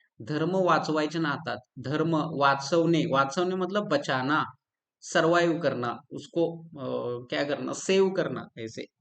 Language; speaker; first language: Hindi; non-native, local second language; Marathi